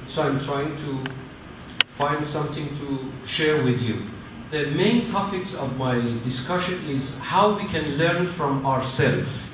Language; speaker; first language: English; non-native, fluent; Persian